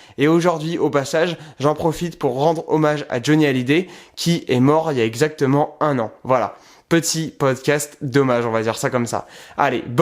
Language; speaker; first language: French; native; French